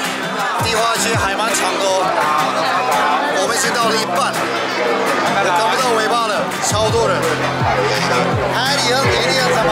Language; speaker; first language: Chinese; non-native, fluent; Turkish